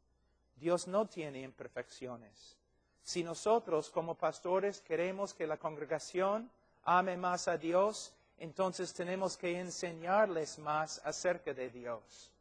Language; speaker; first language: Spanish; non-native, fluent; English